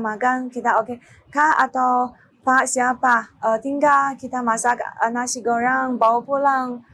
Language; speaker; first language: Indonesian; non-native, learner; Chinese